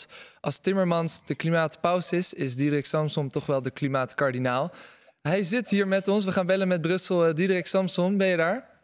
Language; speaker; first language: Dutch; native; Dutch